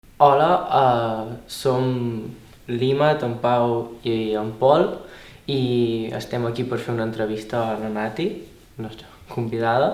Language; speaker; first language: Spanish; non-native, local second language; Catalan